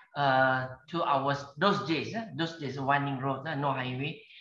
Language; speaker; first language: English; non-native, local second language; Malay